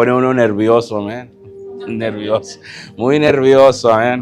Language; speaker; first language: Spanish; native; Spanish